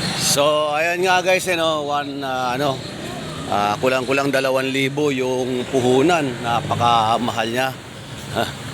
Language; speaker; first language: Filipino; native; Filipino